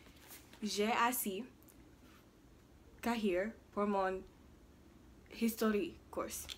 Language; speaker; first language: French; non-native, learner; English